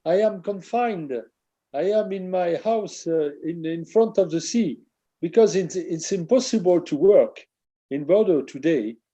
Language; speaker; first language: English; non-native, fluent; French